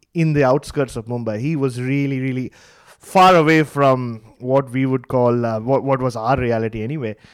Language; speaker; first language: English; non-native, local second language; Tamil